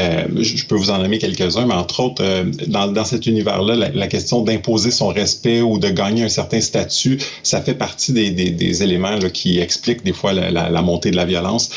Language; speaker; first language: French; native; French